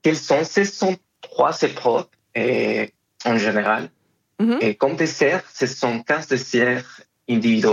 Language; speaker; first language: French; non-native, fluent; Spanish